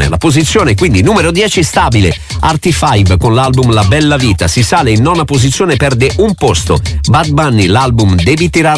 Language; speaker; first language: Italian; native; Italian